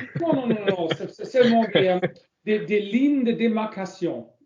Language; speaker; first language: French; non-native, learner; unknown